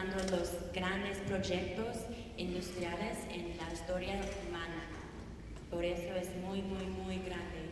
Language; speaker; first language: Spanish; non-native, learner; English